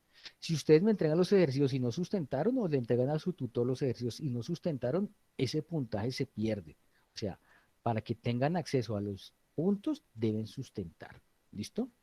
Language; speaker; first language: Spanish; native; Spanish